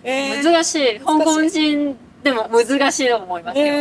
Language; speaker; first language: Japanese; non-native, fluent; Cantonese